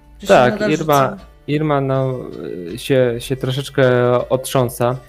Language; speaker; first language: Polish; native; Polish